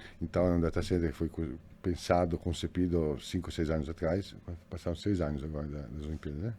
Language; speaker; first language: Portuguese; non-native, fluent; Italian